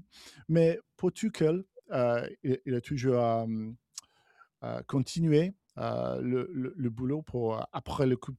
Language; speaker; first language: French; non-native, fluent; English